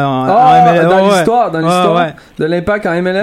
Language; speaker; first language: French; native; French